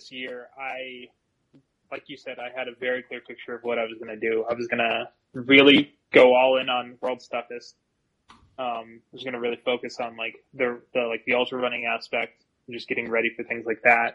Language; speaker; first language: English; native; English